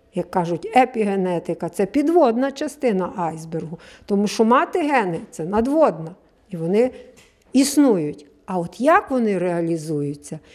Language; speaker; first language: Ukrainian; native; Ukrainian